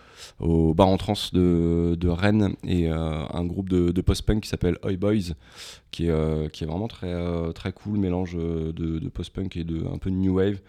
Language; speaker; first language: French; native; French